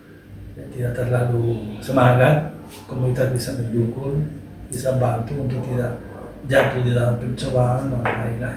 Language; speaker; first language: Indonesian; non-native, learner; Spanish